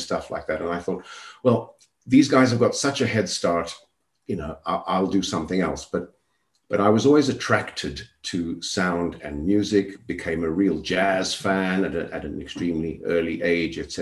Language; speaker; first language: English; native; English